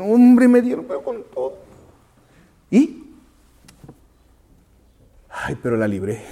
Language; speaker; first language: Spanish; native; Spanish